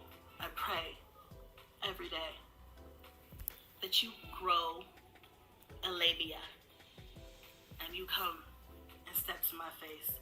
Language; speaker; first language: English; native; English